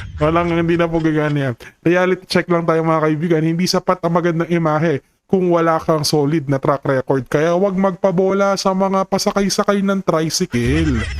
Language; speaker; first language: Filipino; native; Filipino